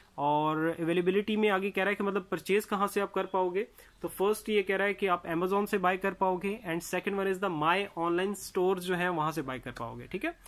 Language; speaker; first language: Hindi; native; Hindi